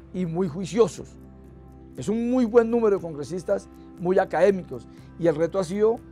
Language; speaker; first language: Spanish; native; Spanish